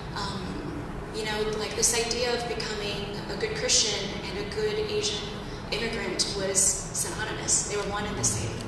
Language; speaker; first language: English; native; English